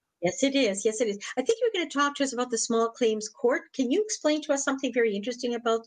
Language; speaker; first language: English; native; English